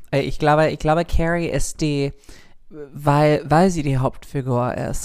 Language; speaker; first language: German; non-native, fluent; English